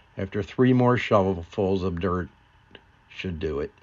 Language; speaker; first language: English; native; English